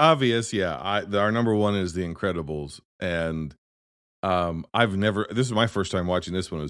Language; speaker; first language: English; native; English